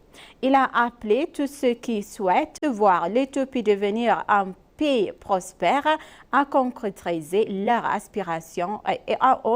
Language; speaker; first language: French; non-native, fluent; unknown